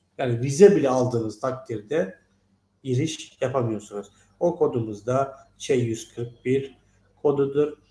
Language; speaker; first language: Turkish; non-native, fluent; Turkmen